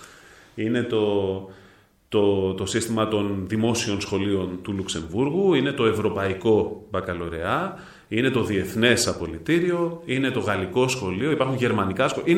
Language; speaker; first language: Greek; native; Greek